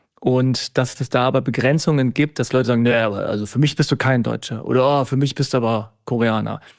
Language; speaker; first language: German; native; German